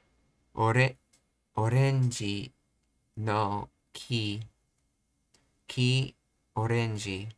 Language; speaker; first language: Japanese; non-native, learner; English